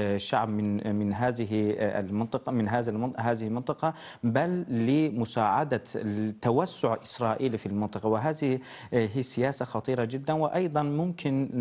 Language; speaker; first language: Arabic; non-native, fluent; Turkish